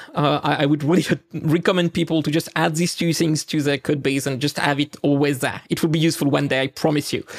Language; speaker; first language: English; non-native, fluent; French